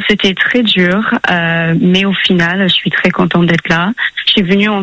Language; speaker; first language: French; non-native, fluent; English